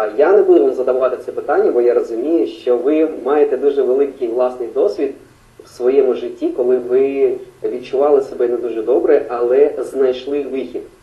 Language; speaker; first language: Ukrainian; non-native, local second language; Russian